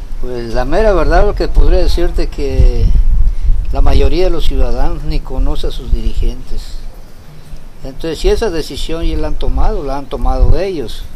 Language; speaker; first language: Spanish; native; Spanish